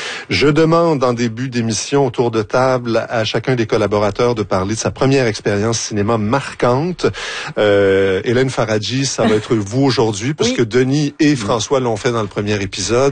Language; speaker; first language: French; native; French